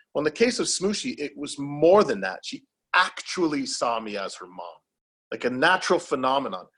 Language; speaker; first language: English; native; English